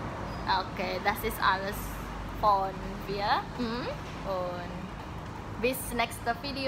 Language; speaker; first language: German; non-native, learner; Indonesian